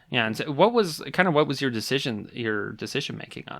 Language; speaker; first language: English; native; English